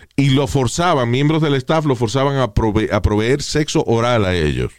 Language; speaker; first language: Spanish; native; Spanish